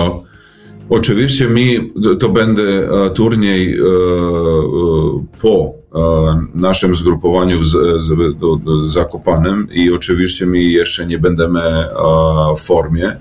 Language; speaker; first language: Polish; non-native, learner; Serbian